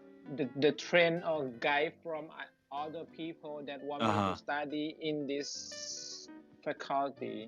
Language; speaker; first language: English; non-native, learner; Thai